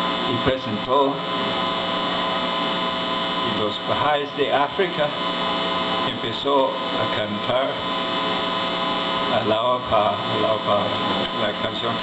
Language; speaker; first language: Spanish; non-native, fluent; English